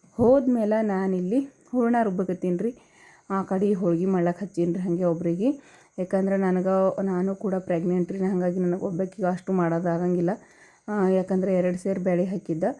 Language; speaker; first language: Kannada; native; Kannada